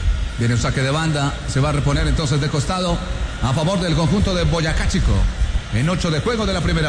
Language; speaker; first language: Spanish; native; Spanish